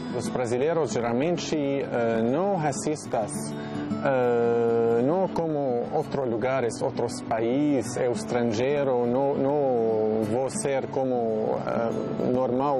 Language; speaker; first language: Portuguese; non-native, learner; Arabic